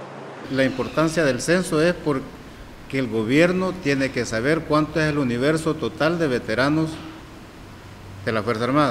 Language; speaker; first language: Spanish; native; Spanish